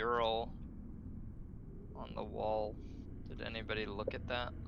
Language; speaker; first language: English; native; English